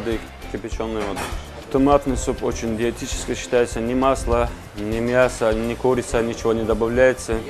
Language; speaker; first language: Russian; non-native, learner; Turkish